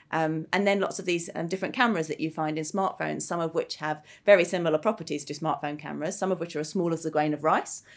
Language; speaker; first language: English; native; English